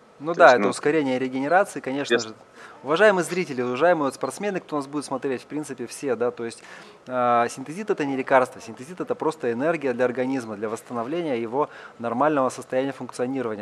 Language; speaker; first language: Russian; native; Russian